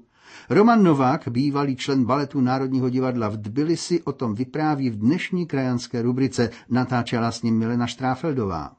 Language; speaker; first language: Czech; native; Czech